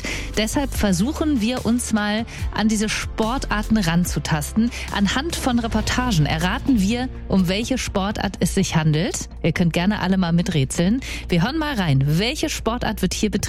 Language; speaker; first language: German; native; German